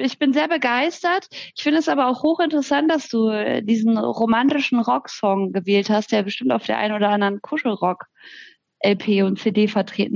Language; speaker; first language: German; native; German